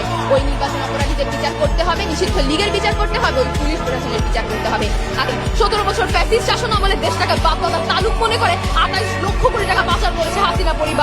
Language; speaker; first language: Bangla; native; Bangla